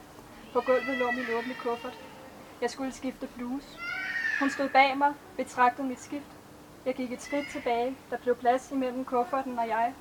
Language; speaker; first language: Danish; native; Danish